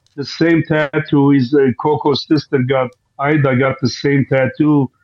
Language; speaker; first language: English; non-native, fluent; Armenian